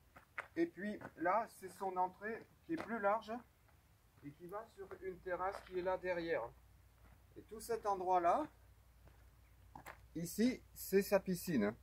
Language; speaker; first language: French; native; French